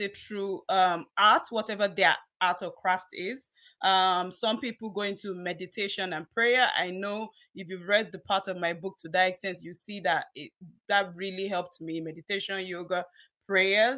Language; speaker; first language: English; non-native, local second language; Yoruba